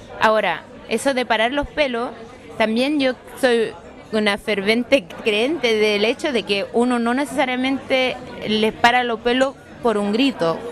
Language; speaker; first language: Spanish; early bilingual, heritage; Spanish